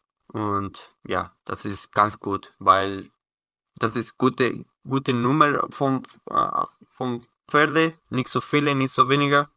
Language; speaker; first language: German; non-native, learner; Spanish